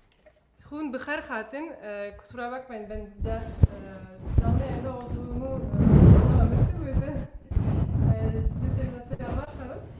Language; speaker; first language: Turkish; non-native, fluent; French